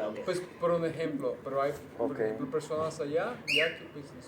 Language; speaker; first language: Spanish; native; Spanish